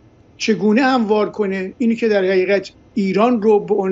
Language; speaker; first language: Persian; native; Persian